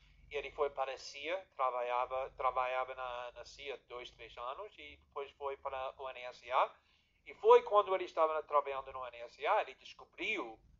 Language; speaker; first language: Portuguese; non-native, fluent; English